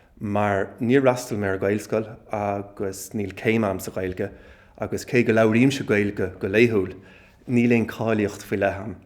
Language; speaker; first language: Irish; non-native, local second language; English